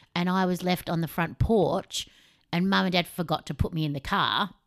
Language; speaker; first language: English; native; English